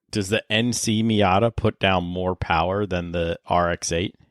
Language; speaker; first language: English; native; English